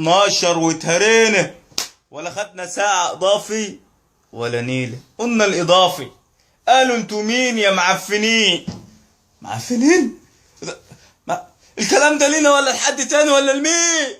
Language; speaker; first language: Arabic; native; Arabic